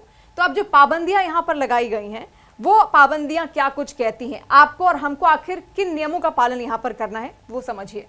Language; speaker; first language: Hindi; native; Hindi